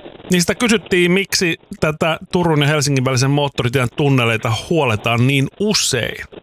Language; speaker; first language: Finnish; native; Finnish